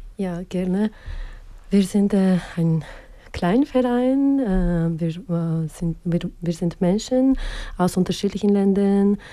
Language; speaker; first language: German; non-native, fluent; Azerbaijani